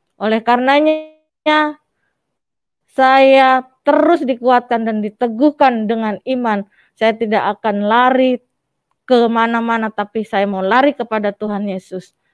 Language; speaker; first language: Indonesian; native; Indonesian